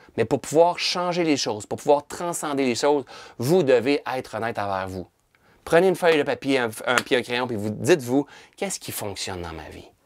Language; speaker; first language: French; native; French